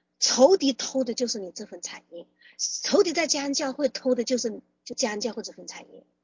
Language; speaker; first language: Chinese; native; Chinese